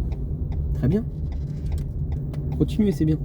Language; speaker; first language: French; native; French